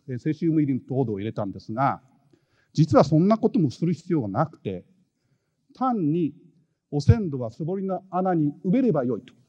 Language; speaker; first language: Japanese; native; Japanese